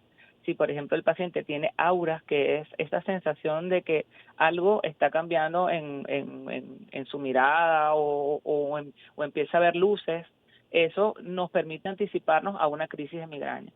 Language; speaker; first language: Spanish; native; Spanish